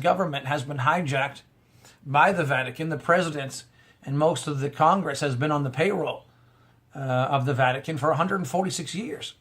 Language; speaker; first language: English; native; English